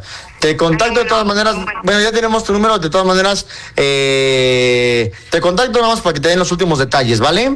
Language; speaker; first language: Spanish; native; Spanish